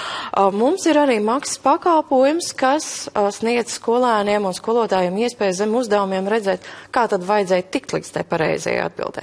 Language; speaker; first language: Latvian; native; Latvian